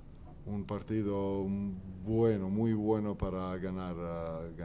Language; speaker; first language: Spanish; non-native, fluent; Croatian